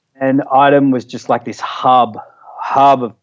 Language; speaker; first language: English; native; English